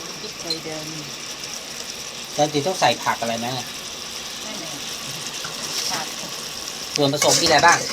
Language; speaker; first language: Thai; native; Thai